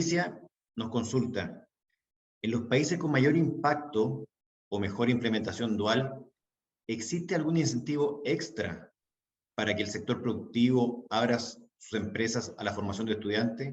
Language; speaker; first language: Spanish; native; Spanish